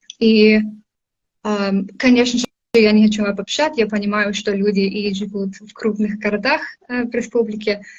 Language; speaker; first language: Russian; non-native, fluent; English